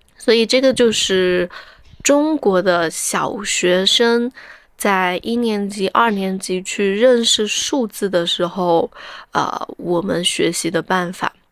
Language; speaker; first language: Chinese; native; Chinese